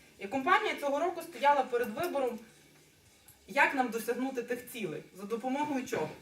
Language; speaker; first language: Ukrainian; native; Ukrainian